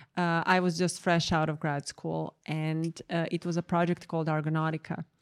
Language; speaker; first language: English; non-native, fluent; Croatian